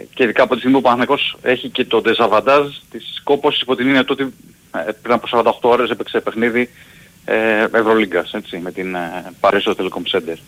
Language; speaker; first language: Greek; native; Greek